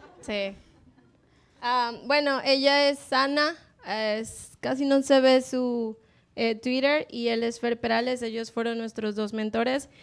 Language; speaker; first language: Spanish; native; Spanish